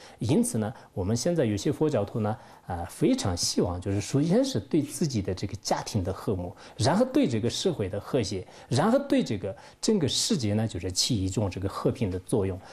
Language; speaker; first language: Chinese; non-native, local second language; Tibetan